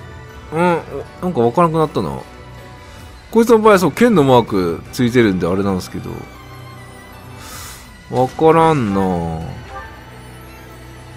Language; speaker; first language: Japanese; native; Japanese